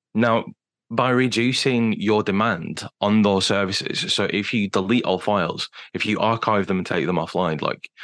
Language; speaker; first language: English; native; English